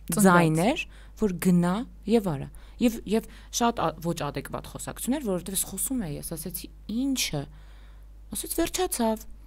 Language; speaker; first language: Armenian; native; Armenian